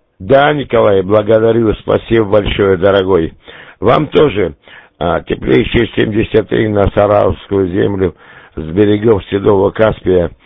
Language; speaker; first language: Russian; native; Russian